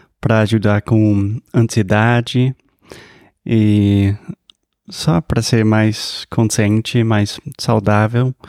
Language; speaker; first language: Portuguese; non-native, fluent; English